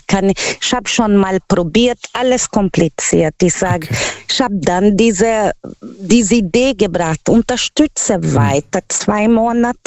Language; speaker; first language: German; non-native, learner; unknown